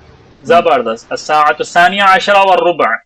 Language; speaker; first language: Arabic; non-native, fluent; Urdu